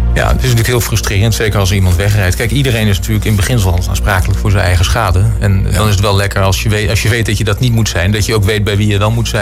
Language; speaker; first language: Dutch; native; Dutch